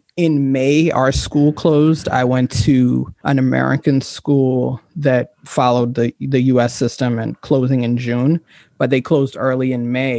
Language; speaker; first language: English; native; English